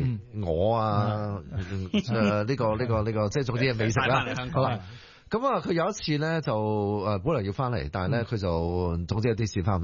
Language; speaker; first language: Cantonese; native; Cantonese